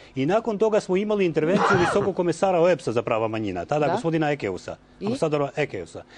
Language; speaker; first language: Bosnian; non-native, local second language; Albanian